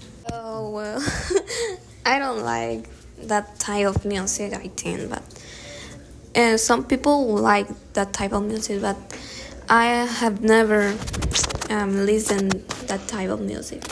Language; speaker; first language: English; non-native, learner; Spanish